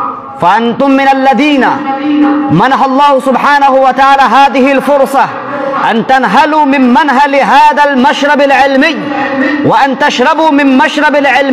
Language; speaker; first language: Arabic; non-native, fluent; Urdu